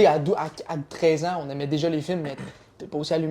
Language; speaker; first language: French; native; French